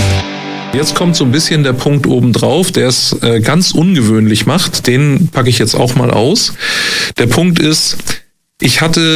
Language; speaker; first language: German; native; German